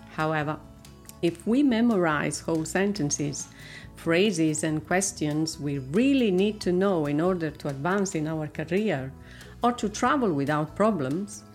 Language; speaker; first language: English; non-native, fluent; Italian